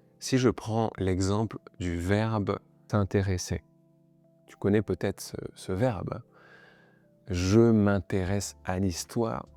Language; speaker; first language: French; native; French